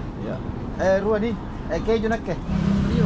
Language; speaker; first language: English; non-native, learner; Indonesian